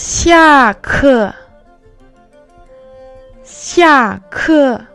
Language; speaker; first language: Chinese; non-native, fluent; French